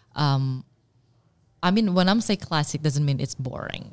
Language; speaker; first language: English; non-native, fluent; Indonesian